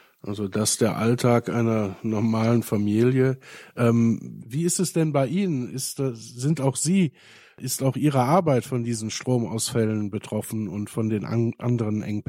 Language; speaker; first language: German; native; German